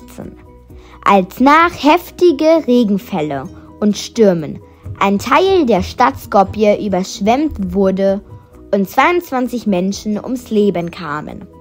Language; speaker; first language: German; non-native, fluent; Macedonian